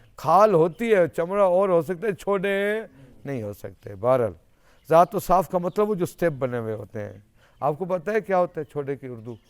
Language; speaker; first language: Urdu; non-native, local second language; Saraiki